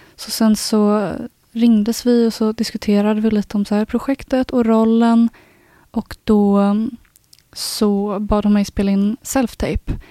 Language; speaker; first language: Swedish; native; Swedish